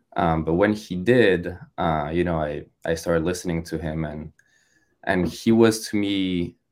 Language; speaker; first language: English; non-native, fluent; French